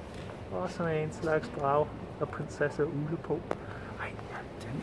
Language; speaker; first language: Danish; non-native, fluent; English